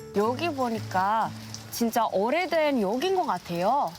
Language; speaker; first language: Korean; non-native, fluent; Indonesian